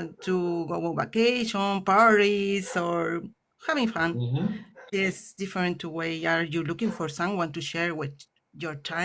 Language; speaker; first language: English; non-native, learner; Spanish